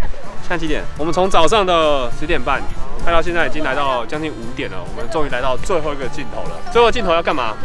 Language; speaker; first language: Chinese; native; Chinese